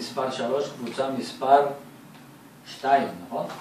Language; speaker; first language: Hebrew; native; Hebrew